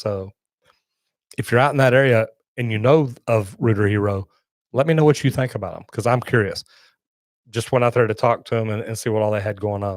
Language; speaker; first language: English; native; English